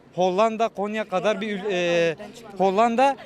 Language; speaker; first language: Turkish; native; Turkish